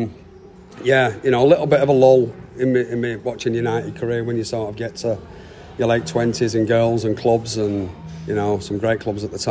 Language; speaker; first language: English; native; English